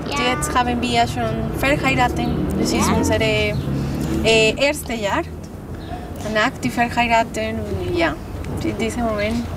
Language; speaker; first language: German; non-native, learner; Spanish